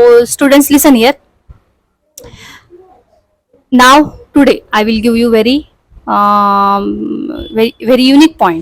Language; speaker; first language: English; non-native, local second language; Marathi